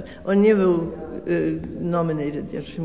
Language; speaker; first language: Polish; early bilingual, heritage; French